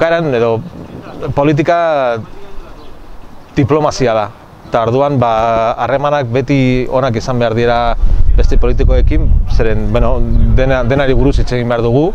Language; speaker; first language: Basque; non-native, local second language; Spanish